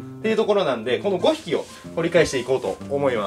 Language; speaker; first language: Japanese; native; Japanese